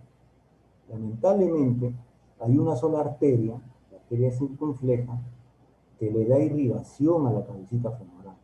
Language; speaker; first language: Spanish; native; Spanish